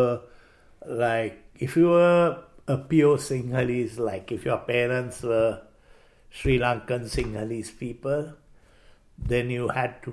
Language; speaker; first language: English; non-native, local second language; Sinhala